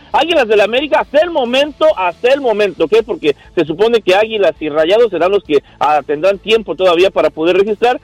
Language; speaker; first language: Spanish; native; Spanish